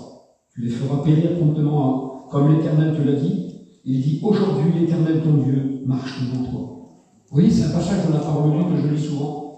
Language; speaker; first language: French; native; French